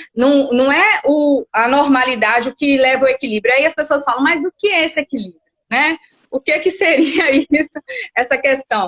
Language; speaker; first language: Portuguese; native; Portuguese